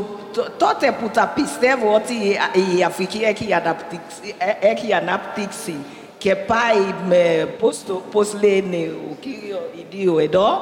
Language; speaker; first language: Greek; non-native, learner; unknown